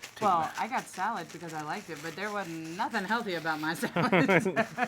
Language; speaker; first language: English; native; English